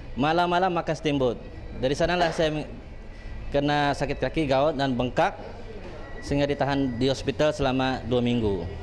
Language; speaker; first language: Malay; native; Malay